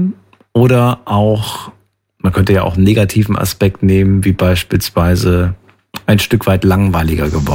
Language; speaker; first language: German; native; German